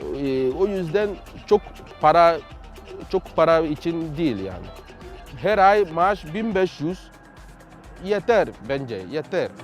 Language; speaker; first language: Turkish; non-native, learner; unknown